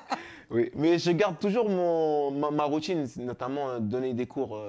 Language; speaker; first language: French; native; French